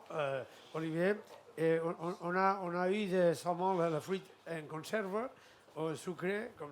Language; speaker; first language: French; non-native, learner; Catalan